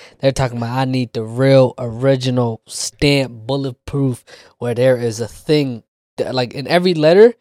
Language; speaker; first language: English; early bilingual, other home language; Somali